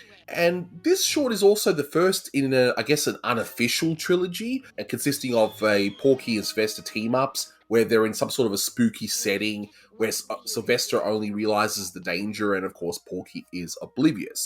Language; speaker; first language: English; native; English